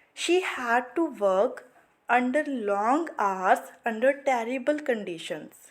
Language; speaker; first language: English; non-native, local second language; Punjabi